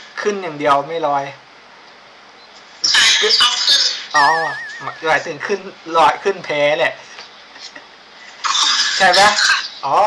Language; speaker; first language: Thai; native; Thai